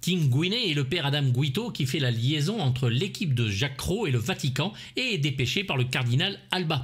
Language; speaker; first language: French; native; French